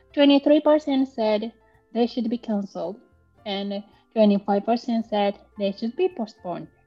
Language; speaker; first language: English; non-native, learner; Japanese